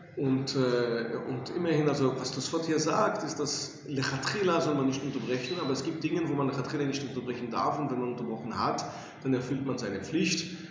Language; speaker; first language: German; non-native, fluent; English